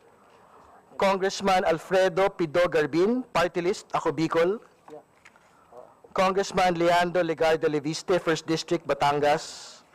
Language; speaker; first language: Filipino; native; Filipino